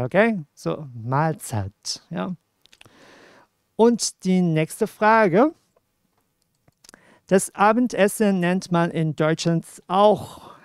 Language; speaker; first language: German; non-native, fluent; Cantonese